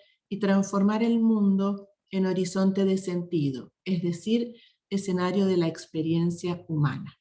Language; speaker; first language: Spanish; native; Spanish